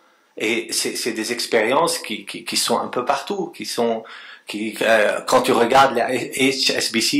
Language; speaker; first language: French; non-native, local second language; Arabic